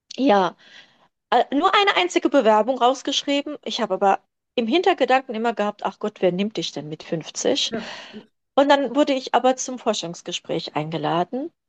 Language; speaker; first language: German; early bilingual, other home language; Turkish